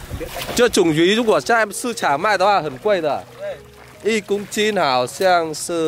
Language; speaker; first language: Chinese; non-native, learner; Vietnamese